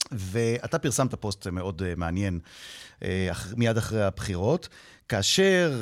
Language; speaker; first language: Hebrew; native; Hebrew